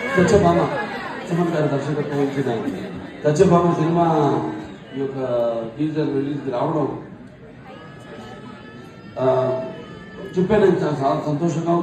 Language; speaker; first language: Telugu; native; Telugu